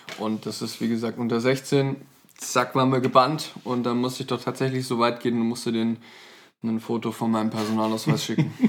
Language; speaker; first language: German; native; German